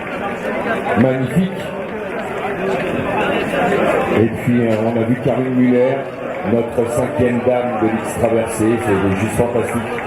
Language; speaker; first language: French; native; French